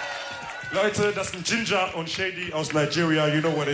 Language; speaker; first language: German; early bilingual, other home language; Wolof